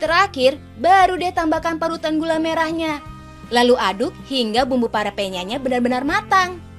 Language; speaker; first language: Indonesian; native; Indonesian